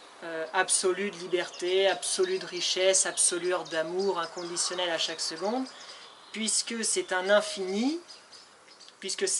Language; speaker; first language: French; native; French